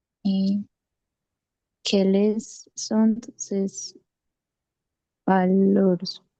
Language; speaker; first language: French; non-native, learner; Spanish